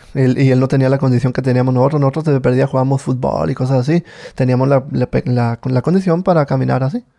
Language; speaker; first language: Spanish; native; Spanish